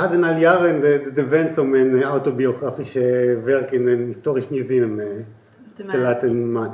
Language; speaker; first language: Dutch; non-native, learner; Hebrew